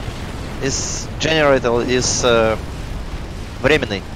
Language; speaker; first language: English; non-native, learner; Russian